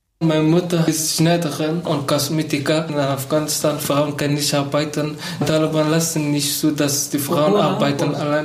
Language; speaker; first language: German; non-native, learner; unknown